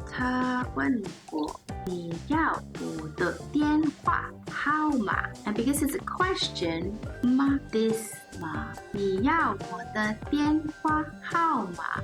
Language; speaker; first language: Chinese; non-native, learner; English